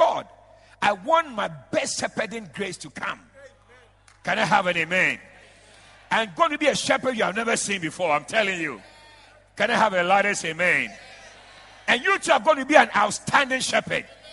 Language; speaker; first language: English; non-native, local second language; Akan